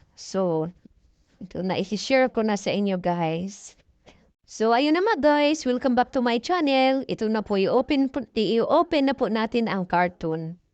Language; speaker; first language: Filipino; non-native, local second language; Cebuano